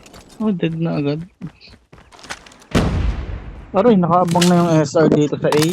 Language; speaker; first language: Filipino; native; Filipino